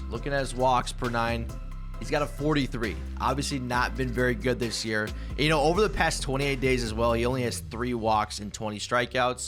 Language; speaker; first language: English; native; English